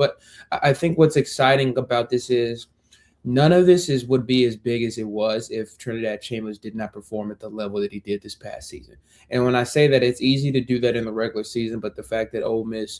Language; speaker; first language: English; native; English